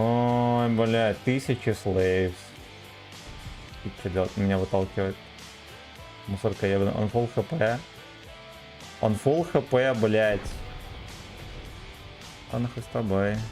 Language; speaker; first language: Russian; native; Russian